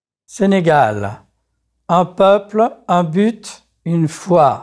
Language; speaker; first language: French; native; French